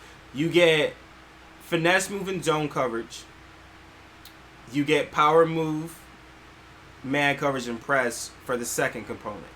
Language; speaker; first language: English; native; English